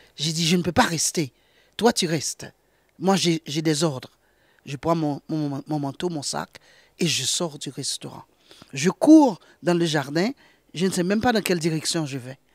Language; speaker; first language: French; non-native, local second language; Haitian Creole